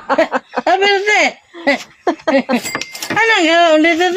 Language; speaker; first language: Filipino; non-native, local second language; Cebuano